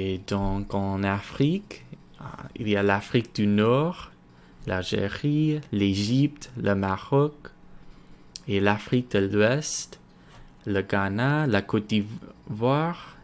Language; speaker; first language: French; non-native, learner; English